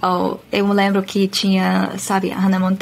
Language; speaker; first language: Portuguese; non-native, fluent; Dutch